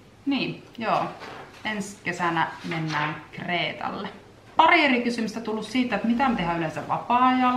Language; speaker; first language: Finnish; native; Finnish